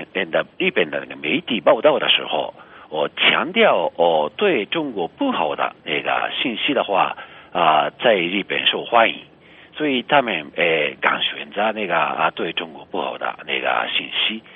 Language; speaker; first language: Chinese; non-native, fluent; Japanese